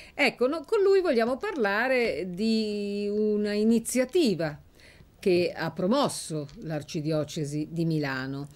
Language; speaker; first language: Italian; native; Italian